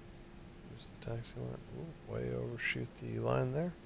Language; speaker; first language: English; native; English